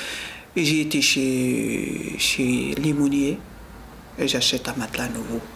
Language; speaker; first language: French; non-native, learner; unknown